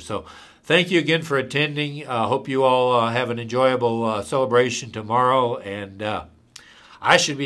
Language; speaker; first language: English; native; English